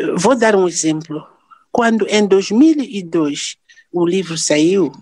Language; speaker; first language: Portuguese; non-native, local second language; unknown